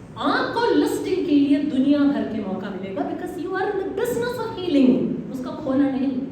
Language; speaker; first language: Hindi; non-native, local second language; Malayalam